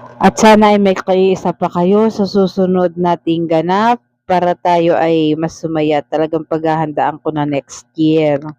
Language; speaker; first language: Filipino; native; Filipino